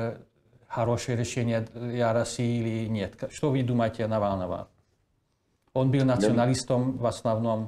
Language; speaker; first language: Russian; non-native, fluent; Hungarian